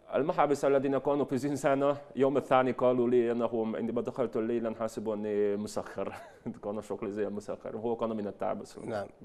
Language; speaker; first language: Arabic; non-native, fluent; Hungarian